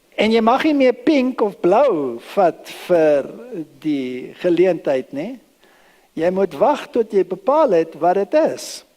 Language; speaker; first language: Afrikaans; early bilingual, other home language; German